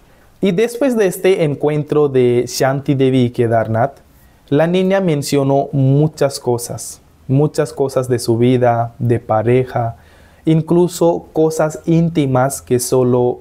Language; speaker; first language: Spanish; non-native, fluent; Hindi